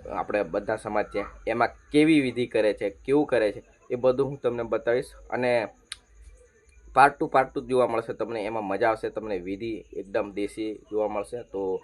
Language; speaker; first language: Gujarati; non-native, local second language; Rathawi